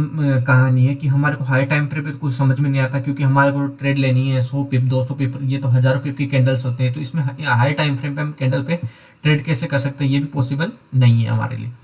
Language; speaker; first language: Hindi; native; Hindi